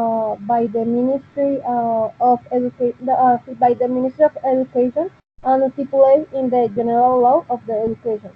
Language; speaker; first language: English; non-native, learner; Spanish